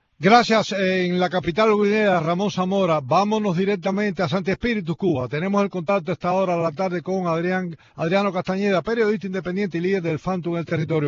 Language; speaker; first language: Spanish; native; Spanish